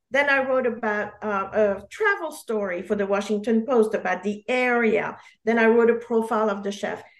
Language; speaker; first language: English; non-native, fluent; French